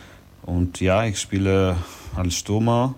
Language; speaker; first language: German; non-native, learner; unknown